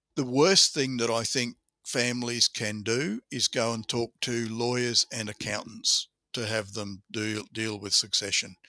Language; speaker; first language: English; native; English